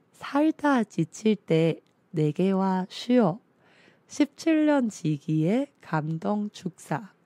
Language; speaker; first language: Korean; non-native, fluent; Chinese